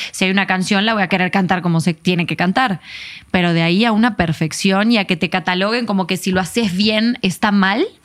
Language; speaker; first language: Spanish; native; Spanish